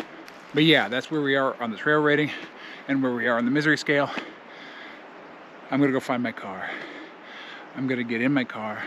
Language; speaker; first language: English; native; English